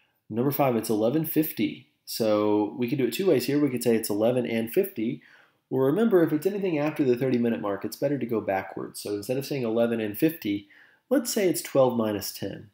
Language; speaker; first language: English; native; English